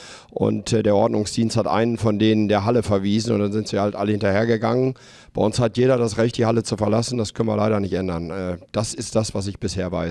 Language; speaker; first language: German; native; German